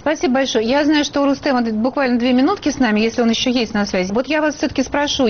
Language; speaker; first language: Russian; native; Russian